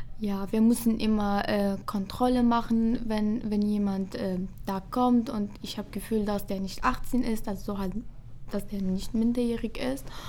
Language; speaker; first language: German; non-native, fluent; Arabic